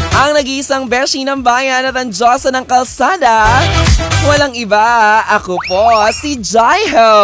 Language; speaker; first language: Filipino; native; Filipino